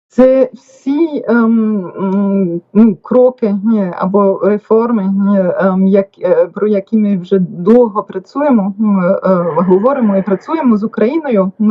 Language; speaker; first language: Ukrainian; non-native, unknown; German